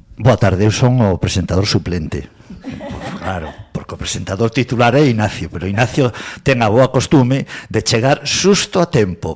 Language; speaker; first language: Galician; non-native, local second language; Spanish